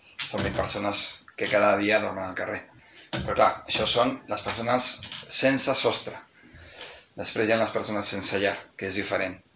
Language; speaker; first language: Catalan; non-native, local second language; Spanish